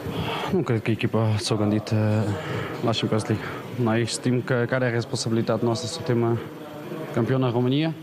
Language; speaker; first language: Romanian; non-native, learner; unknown